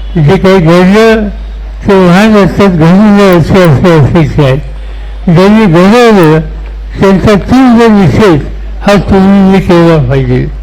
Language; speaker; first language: Marathi; native; Marathi